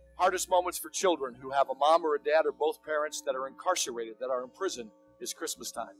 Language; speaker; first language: English; native; English